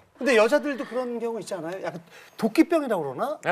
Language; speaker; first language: Korean; native; Korean